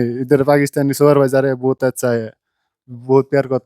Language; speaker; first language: Hindi; non-native, learner; Bangla